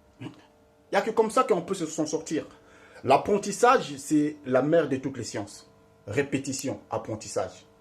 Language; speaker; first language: French; non-native, local second language; Lingala